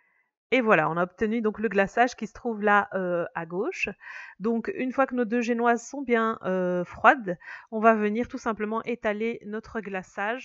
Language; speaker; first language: French; native; French